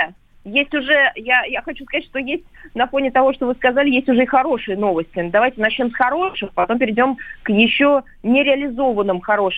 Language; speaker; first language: Russian; native; Russian